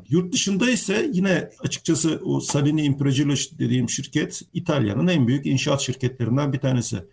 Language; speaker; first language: Turkish; native; Turkish